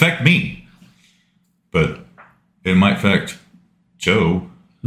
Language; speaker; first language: English; native; English